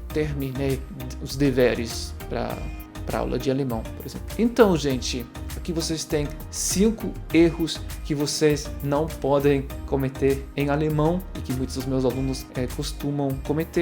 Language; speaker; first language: Portuguese; non-native, fluent; German